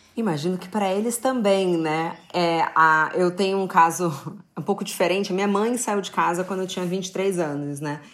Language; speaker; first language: Portuguese; native; Portuguese